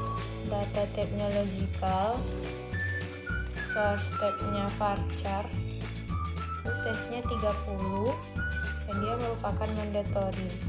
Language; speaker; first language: Indonesian; native; Indonesian